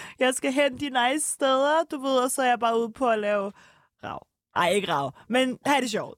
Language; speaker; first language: Danish; early bilingual, other home language; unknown